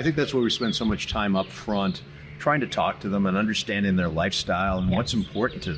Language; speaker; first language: English; native; English